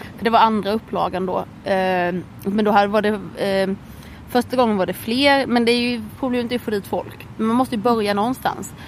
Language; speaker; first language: Swedish; native; Swedish